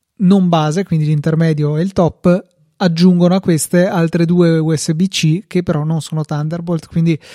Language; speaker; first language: Italian; native; Italian